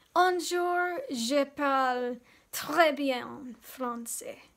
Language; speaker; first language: French; non-native, learner; English